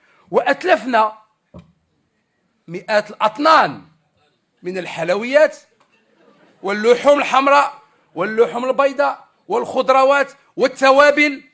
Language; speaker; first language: Arabic; native; Arabic